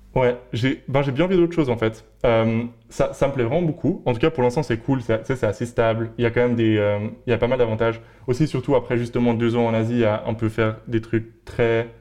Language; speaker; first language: French; native; French